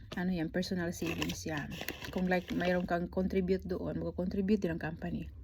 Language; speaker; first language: Filipino; native; Filipino